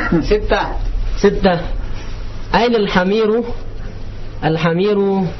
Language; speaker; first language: Arabic; non-native, learner; Indonesian